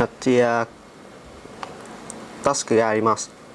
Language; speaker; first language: Japanese; non-native, learner; Vietnamese